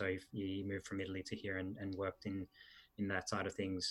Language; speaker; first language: English; early bilingual, other home language; Italian